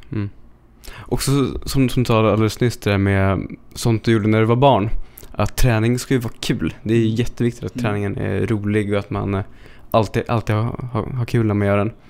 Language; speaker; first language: Swedish; native; Swedish